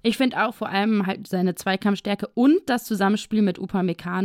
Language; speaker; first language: German; native; German